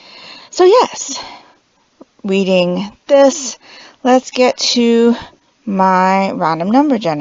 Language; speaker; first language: English; native; English